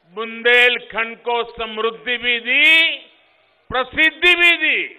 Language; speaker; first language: Hindi; non-native, local second language; Gujarati